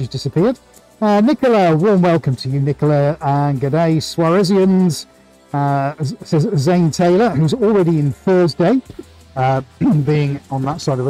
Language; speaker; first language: English; native; English